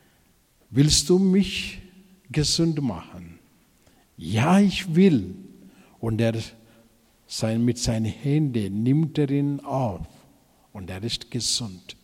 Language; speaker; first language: German; non-native, fluent; Telugu